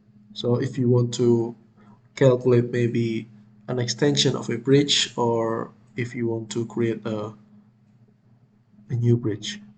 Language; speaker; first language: English; non-native, fluent; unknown